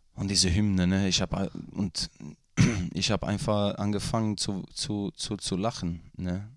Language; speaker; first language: German; non-native, fluent; Swedish